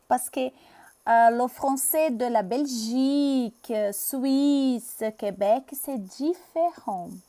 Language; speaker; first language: French; non-native, fluent; Portuguese